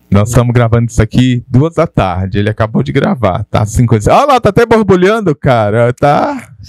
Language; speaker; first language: Portuguese; native; Portuguese